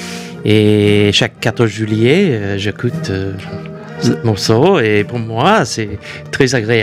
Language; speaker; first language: French; non-native, fluent; English